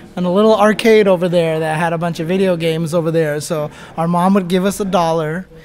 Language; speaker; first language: English; native; English